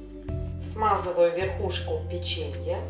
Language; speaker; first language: Russian; native; Russian